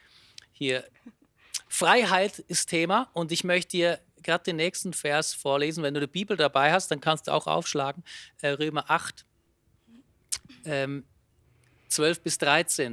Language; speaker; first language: German; native; German